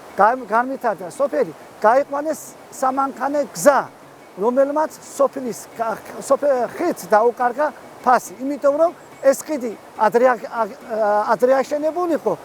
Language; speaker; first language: Georgian; native; Georgian